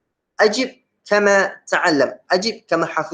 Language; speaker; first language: Arabic; non-native, fluent; Malay